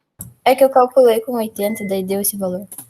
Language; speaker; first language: Portuguese; native; Portuguese